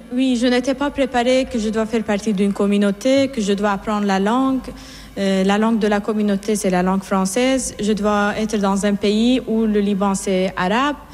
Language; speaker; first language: French; non-native, fluent; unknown